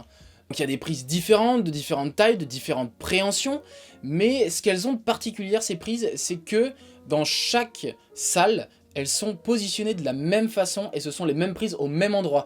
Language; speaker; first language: French; native; French